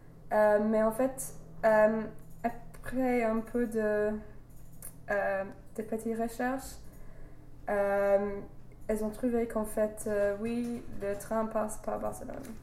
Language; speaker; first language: French; non-native, fluent; English